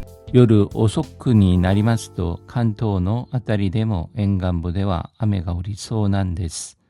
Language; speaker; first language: Japanese; non-native, fluent; Korean